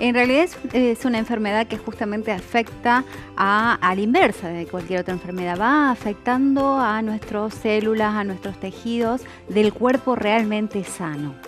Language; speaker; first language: Spanish; native; Spanish